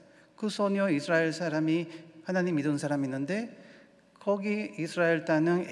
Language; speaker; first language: Korean; non-native, learner; Spanish